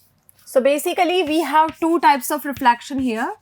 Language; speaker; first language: English; non-native, local second language; Hindi